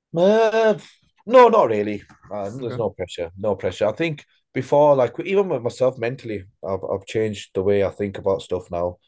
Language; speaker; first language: English; native; English